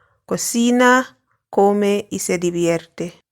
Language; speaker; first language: Spanish; non-native, fluent; English